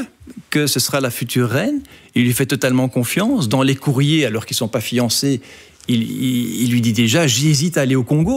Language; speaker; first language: French; native; French